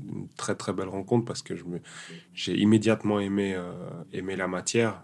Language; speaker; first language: French; early bilingual, other home language; Portuguese